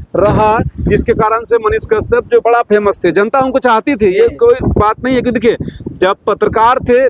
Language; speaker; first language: Hindi; native; Hindi